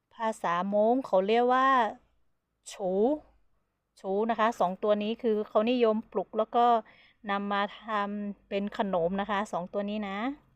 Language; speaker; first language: Thai; non-native, local second language; Hmong